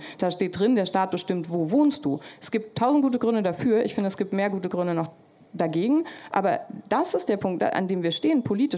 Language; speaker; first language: German; native; German